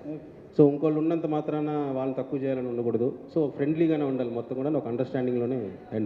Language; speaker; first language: Telugu; native; Telugu